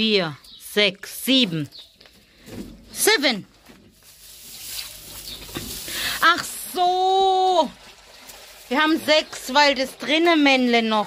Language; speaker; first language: German; native; German